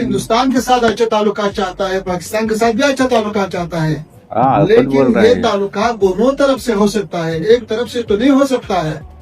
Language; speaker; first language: Hindi; non-native, learner; Pashto